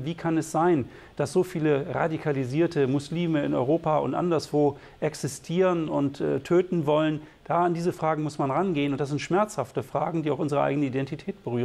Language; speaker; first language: German; native; German